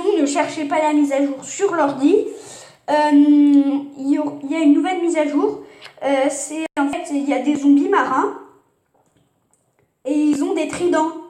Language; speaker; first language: French; native; French